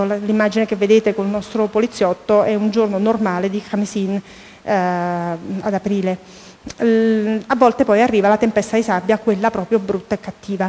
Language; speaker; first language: Italian; native; Italian